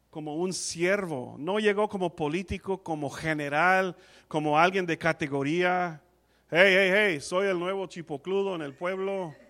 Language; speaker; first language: Spanish; non-native, fluent; English